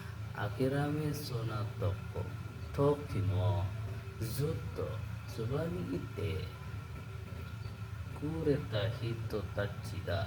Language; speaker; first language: Japanese; non-native, learner; Indonesian